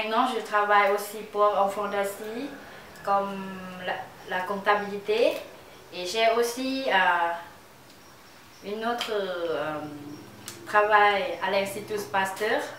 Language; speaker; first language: French; non-native, learner; Lao